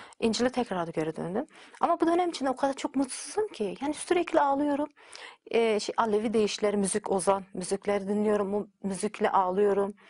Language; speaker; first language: Turkish; native; Turkish